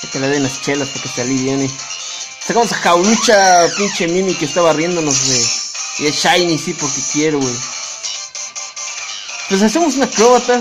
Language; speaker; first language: Spanish; native; Spanish